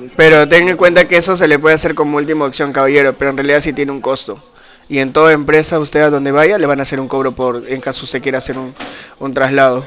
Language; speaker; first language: Spanish; native; Spanish